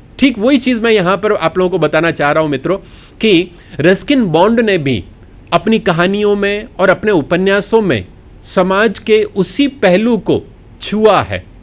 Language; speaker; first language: Hindi; non-native, local second language; Gujarati